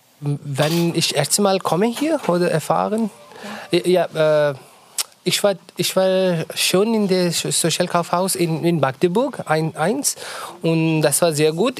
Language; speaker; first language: German; non-native, learner; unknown